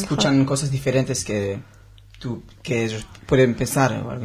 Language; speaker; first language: Spanish; non-native, learner; Hebrew